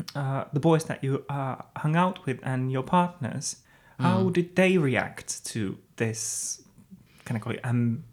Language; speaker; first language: English; non-native, fluent; Finnish